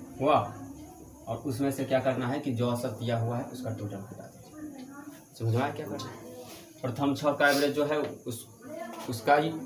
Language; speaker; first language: Hindi; native; Hindi